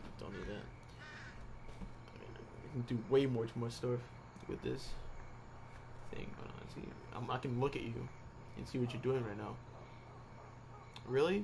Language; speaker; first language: English; native; English